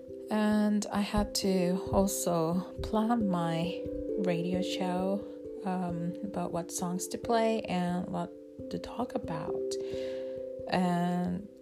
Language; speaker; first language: English; non-native, fluent; Japanese